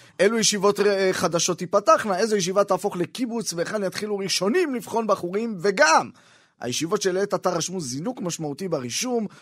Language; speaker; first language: Hebrew; native; Hebrew